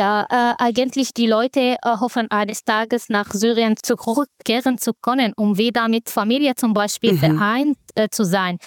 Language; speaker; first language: German; non-native, fluent; Arabic